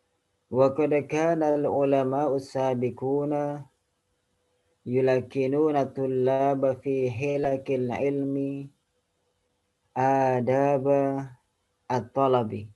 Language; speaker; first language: Arabic; non-native, fluent; Indonesian